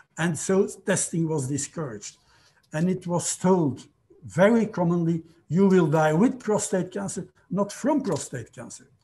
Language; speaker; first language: English; non-native, fluent; Dutch